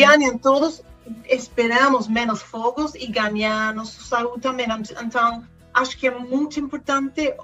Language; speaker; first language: Portuguese; non-native, fluent; Spanish